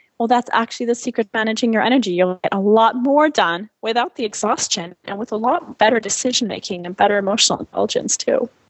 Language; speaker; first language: English; non-native, fluent; French